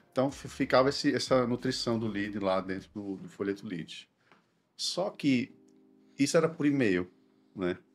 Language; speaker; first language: Portuguese; native; Portuguese